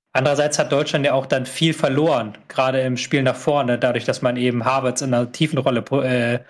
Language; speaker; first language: German; non-native, fluent; English